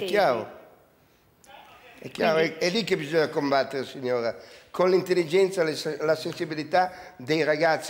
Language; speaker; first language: Italian; native; Italian